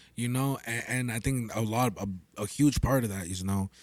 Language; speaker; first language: English; early bilingual, other home language; Spanish